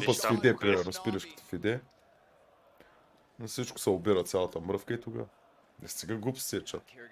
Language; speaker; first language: Bulgarian; native; Bulgarian